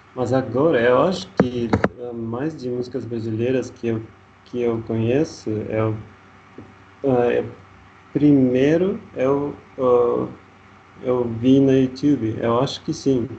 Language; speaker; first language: Portuguese; non-native, learner; Russian